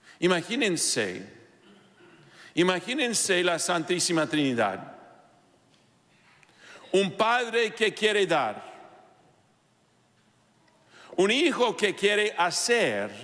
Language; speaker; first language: Spanish; non-native, fluent; English